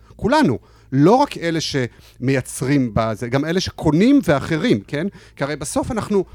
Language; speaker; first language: Hebrew; native; Hebrew